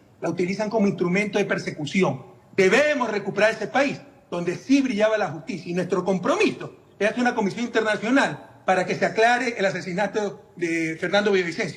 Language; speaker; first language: Spanish; native; Spanish